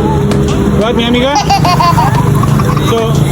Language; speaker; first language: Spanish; non-native, learner; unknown